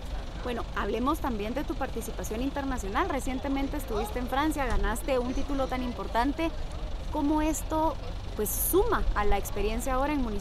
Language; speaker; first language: Spanish; native; Spanish